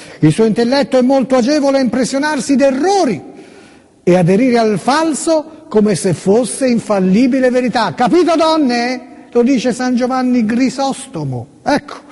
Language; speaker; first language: Italian; native; Italian